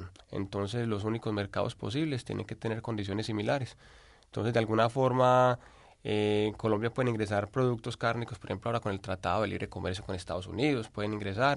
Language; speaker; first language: Spanish; native; Spanish